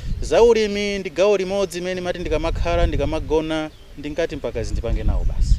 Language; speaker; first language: Nyanja; non-native, local second language; Tumbuka